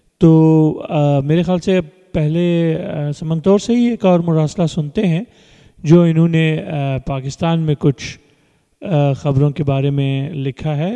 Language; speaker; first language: Urdu; early bilingual, heritage; Urdu